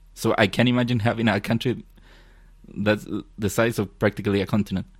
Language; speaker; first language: English; non-native, fluent; Spanish